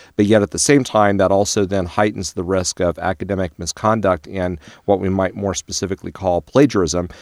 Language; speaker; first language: English; native; English